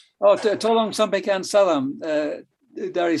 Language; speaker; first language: Indonesian; non-native, fluent; English